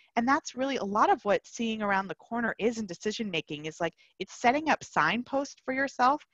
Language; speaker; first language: English; native; English